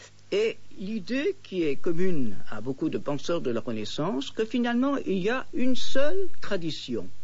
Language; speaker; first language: French; native; French